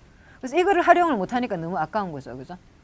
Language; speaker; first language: Korean; native; Korean